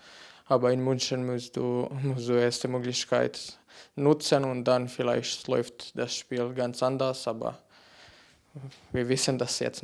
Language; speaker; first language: German; non-native, fluent; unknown